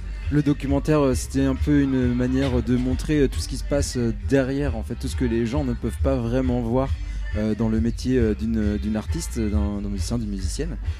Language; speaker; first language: French; native; French